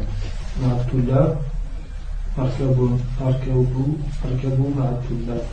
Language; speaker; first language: Arabic; non-native, learner; French